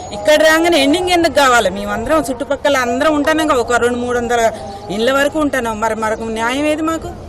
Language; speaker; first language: Telugu; native; Telugu